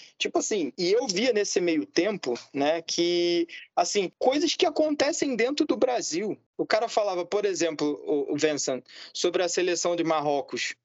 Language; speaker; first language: Portuguese; native; Portuguese